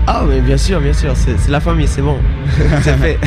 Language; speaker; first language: French; non-native, fluent; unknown